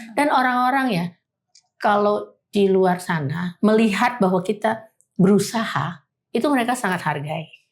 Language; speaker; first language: Indonesian; native; Indonesian